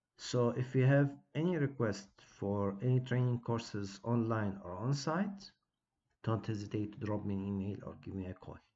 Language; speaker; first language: English; non-native, fluent; Arabic